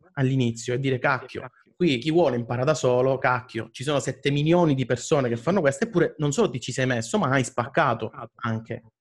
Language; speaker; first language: Italian; native; Italian